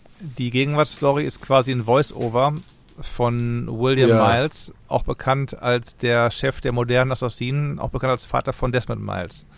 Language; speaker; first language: German; native; German